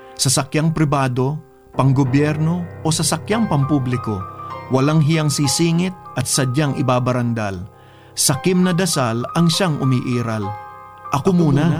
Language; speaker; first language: Filipino; non-native, local second language; Bikol